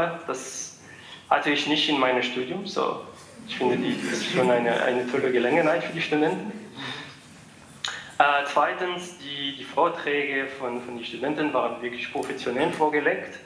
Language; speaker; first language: German; non-native, fluent; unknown